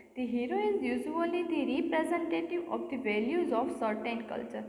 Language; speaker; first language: English; non-native, local second language; Gujarati